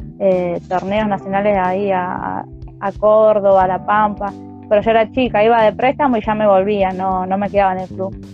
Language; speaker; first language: Spanish; native; Spanish